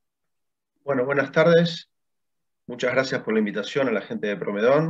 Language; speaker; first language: Spanish; native; Spanish